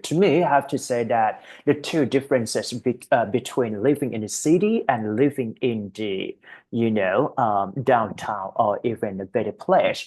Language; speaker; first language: English; non-native, fluent; Thai